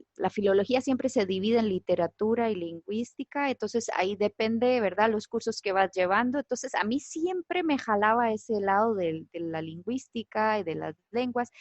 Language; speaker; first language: Spanish; native; Spanish